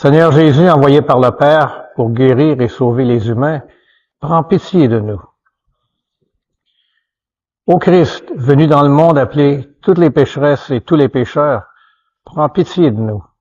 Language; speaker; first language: French; native; French